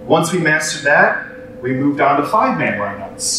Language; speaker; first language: English; native; English